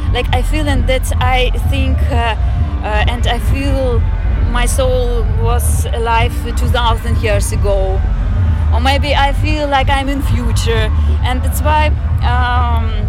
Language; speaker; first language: English; non-native, fluent; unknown